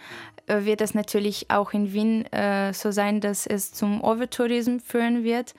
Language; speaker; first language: German; non-native, fluent; Russian